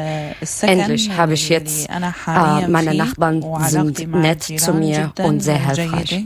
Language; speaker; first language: German; non-native, learner; Arabic